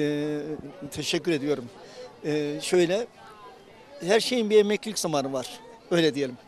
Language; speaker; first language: Turkish; native; Turkish